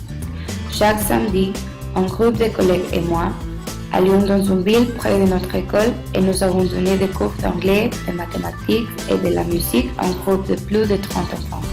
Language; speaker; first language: French; non-native, learner; Spanish